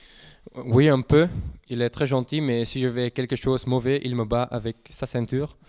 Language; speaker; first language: French; non-native, local second language; Dutch